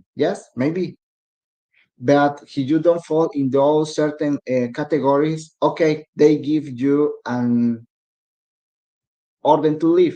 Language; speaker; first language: English; non-native, learner; Spanish